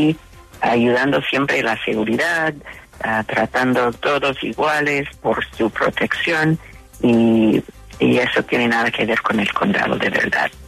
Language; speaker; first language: Spanish; non-native, fluent; English